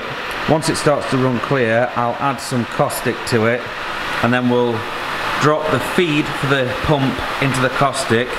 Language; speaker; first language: English; native; English